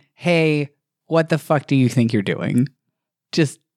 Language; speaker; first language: English; native; English